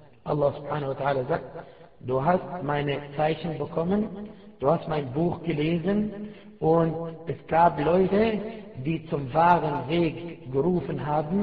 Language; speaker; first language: German; non-native, fluent; Arabic